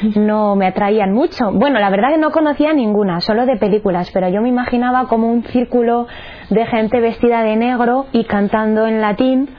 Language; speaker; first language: Spanish; native; Spanish